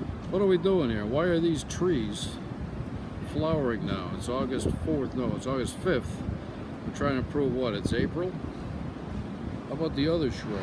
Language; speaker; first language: English; native; English